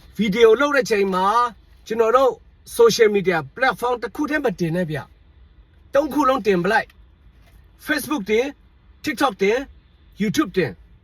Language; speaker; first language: Burmese; non-native, local second language; Shan